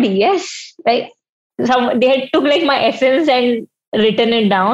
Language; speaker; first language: English; non-native, local second language; Hindi